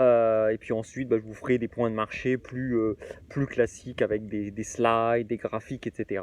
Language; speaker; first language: French; native; French